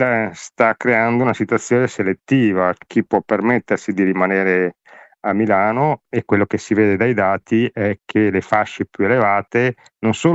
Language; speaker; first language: Italian; native; Italian